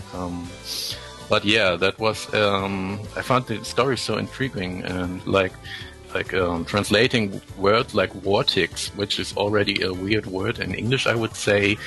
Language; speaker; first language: English; non-native, fluent; German